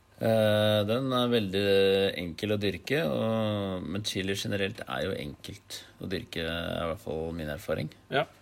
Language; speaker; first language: Norwegian; native; Norwegian